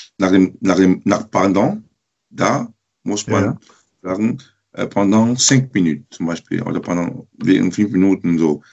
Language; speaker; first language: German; non-native, learner; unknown